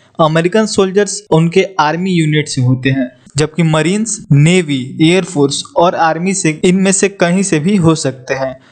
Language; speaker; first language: Hindi; native; Hindi